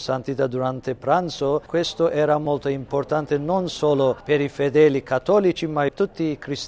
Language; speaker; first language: Italian; non-native, learner; Armenian